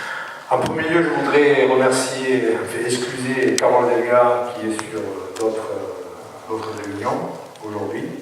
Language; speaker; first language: French; native; French